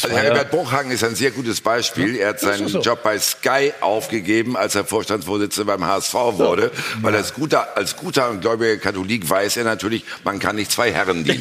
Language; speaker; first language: German; native; German